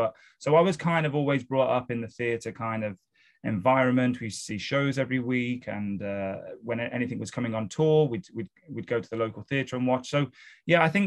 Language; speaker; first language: English; native; English